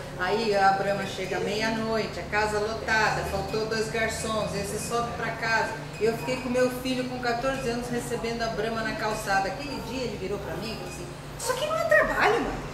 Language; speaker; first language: Portuguese; early bilingual, other home language; Spanish